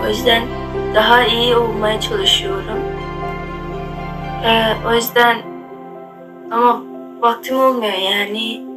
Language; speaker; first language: Turkish; non-native, learner; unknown